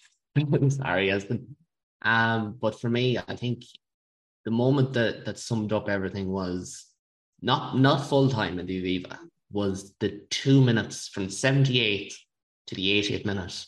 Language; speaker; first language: English; native; English